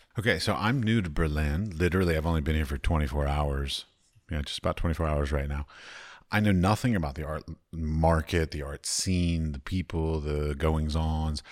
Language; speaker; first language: English; native; English